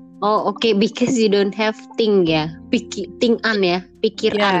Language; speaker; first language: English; non-native, learner; Indonesian